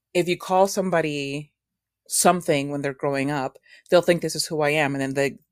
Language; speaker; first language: English; native; English